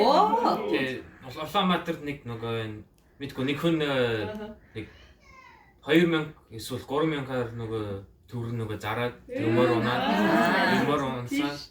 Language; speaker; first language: Mongolian; early bilingual, heritage; Mongolian